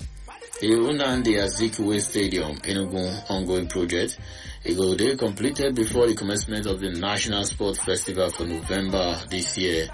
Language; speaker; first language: Nigerian Pidgin; non-native, local second language; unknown